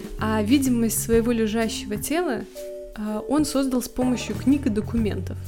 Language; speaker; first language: Russian; native; Russian